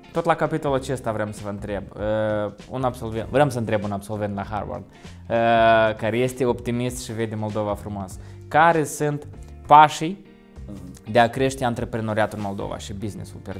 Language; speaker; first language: Romanian; native; Romanian